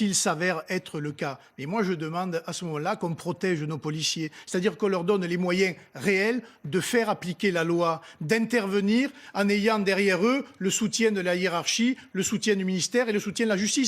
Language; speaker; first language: French; native; French